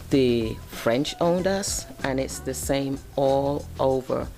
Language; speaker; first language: English; native; English